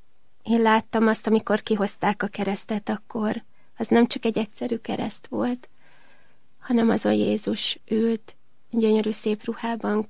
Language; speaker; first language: Hungarian; native; Hungarian